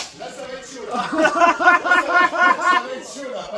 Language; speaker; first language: French; native; French